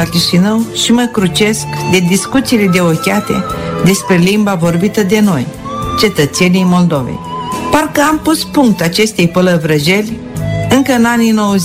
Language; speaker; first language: Romanian; non-native, local second language; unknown